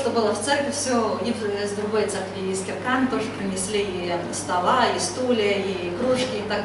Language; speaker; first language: Polish; non-native, learner; Russian